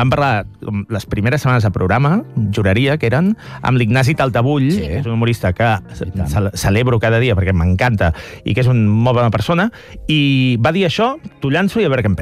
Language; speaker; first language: Catalan; native; Catalan